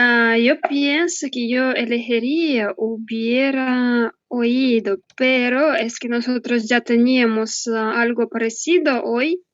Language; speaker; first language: Spanish; non-native, learner; Russian